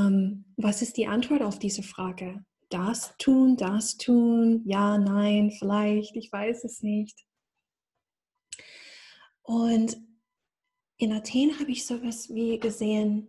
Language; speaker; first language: German; non-native, fluent; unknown